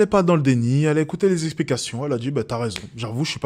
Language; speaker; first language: French; native; French